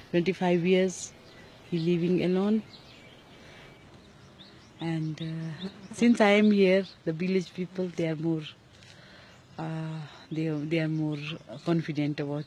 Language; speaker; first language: English; non-native, local second language; Hindi